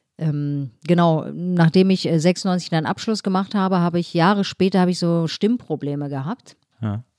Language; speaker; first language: German; early bilingual, other home language; Turkish